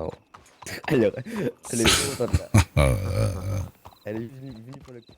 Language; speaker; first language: French; native; French